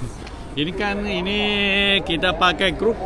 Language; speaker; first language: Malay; non-native, fluent; Chinese